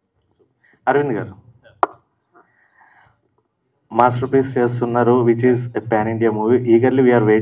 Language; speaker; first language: Telugu; native; Telugu